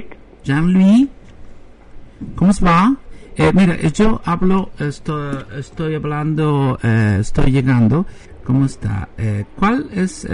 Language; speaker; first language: Spanish; non-native, learner; French